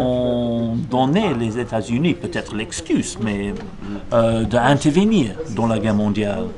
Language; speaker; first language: French; non-native, fluent; English